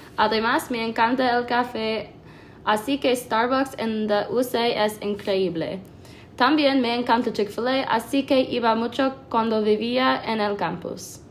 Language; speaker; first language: Spanish; non-native, learner; English